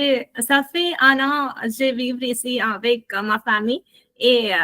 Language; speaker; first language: French; non-native, learner; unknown